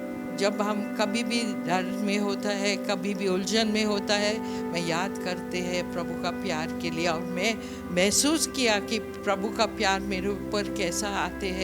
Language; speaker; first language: Hindi; non-native, local second language; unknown